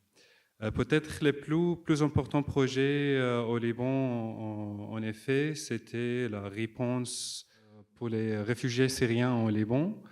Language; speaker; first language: French; non-native, fluent; Arabic